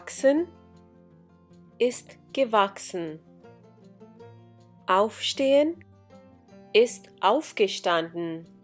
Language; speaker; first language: German; non-native, fluent; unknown